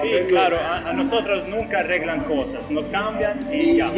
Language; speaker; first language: Spanish; non-native, learner; Italian